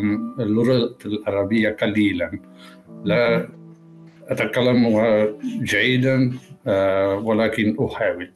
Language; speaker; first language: Arabic; non-native, learner; Dutch